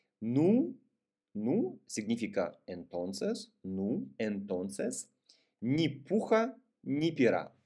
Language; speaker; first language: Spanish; non-native, fluent; Russian